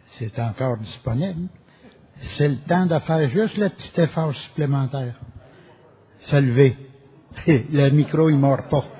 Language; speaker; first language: French; native; French